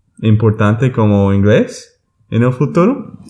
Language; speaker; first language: Spanish; non-native, learner; English